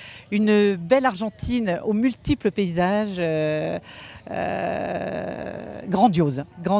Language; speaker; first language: French; native; French